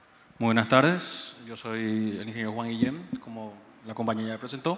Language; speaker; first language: Spanish; native; Spanish